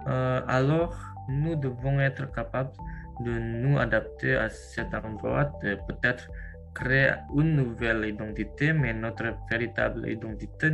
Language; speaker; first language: French; non-native, learner; Indonesian